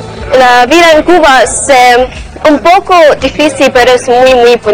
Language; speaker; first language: Spanish; non-native, learner; Arabic